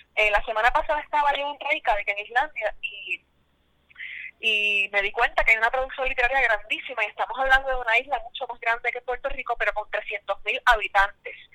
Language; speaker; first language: Spanish; native; Spanish